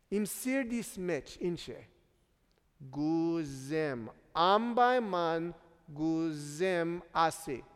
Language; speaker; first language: Armenian; early bilingual, heritage; Armenian